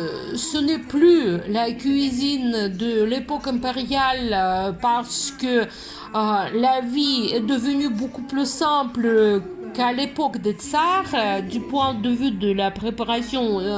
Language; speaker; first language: French; non-native, fluent; Russian